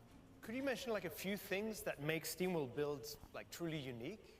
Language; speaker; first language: English; non-native, fluent; Swedish